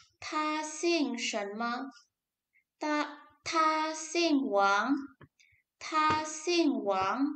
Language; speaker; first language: Chinese; non-native, fluent; Indonesian